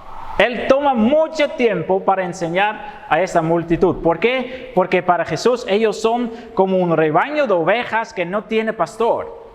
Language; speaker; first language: Spanish; non-native, fluent; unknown